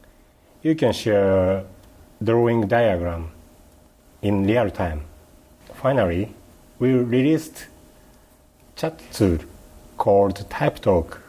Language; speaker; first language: English; non-native, learner; Japanese